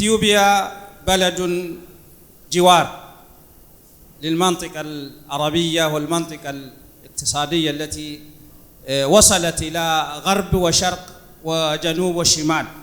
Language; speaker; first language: Arabic; non-native, fluent; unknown